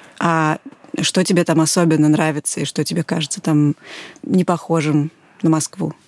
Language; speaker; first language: Russian; native; Russian